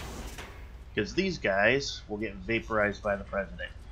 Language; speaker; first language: English; native; English